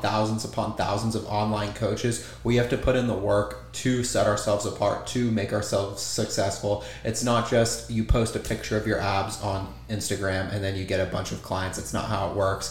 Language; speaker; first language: English; native; English